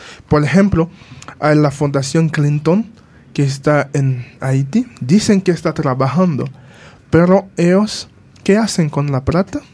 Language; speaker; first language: Spanish; non-native, fluent; Haitian Creole